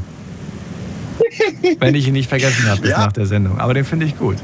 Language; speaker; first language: German; native; German